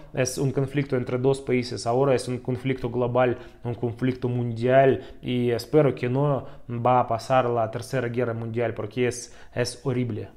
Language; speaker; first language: Spanish; non-native, fluent; Russian